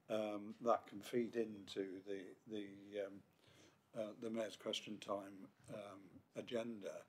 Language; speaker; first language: English; native; English